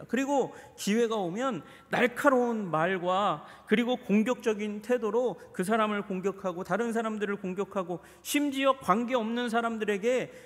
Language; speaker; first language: Korean; native; Korean